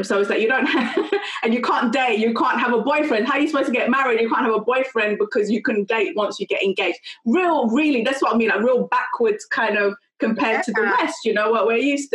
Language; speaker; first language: English; native; English